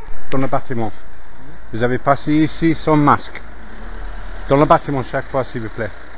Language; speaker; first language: French; non-native, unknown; English